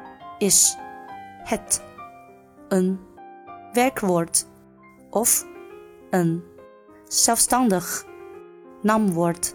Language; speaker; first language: Dutch; non-native, learner; Chinese